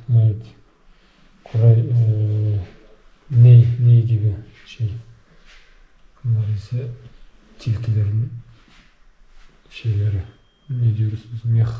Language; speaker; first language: Turkish; non-native, learner; Bashkir